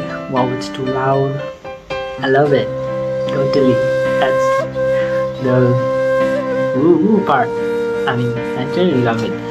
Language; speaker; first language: English; non-native, local second language; Nepali